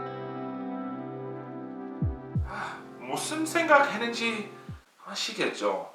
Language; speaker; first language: Korean; non-native, fluent; English